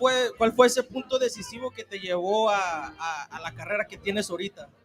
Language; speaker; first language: Spanish; native; Spanish